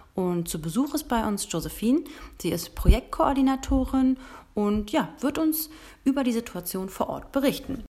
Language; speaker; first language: German; native; German